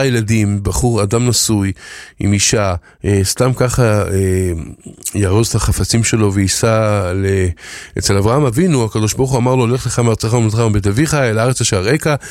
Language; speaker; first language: Hebrew; native; Hebrew